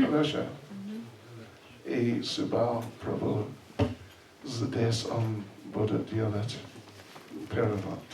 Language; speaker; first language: Russian; non-native, learner; English